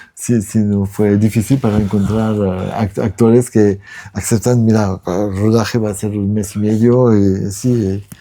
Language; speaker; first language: Spanish; non-native, learner; French